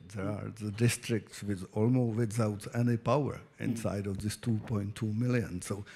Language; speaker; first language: English; non-native, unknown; Czech